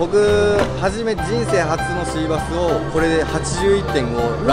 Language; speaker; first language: Japanese; native; Japanese